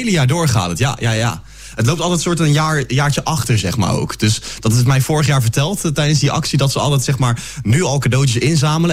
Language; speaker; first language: Dutch; native; Dutch